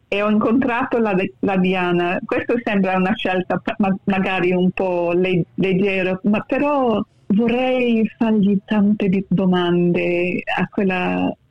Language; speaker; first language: Italian; early bilingual, heritage; Italian